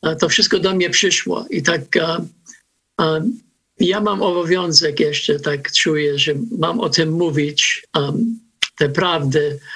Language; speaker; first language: Polish; non-native, fluent; English